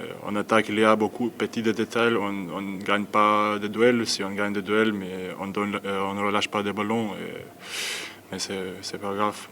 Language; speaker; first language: French; non-native, learner; Lithuanian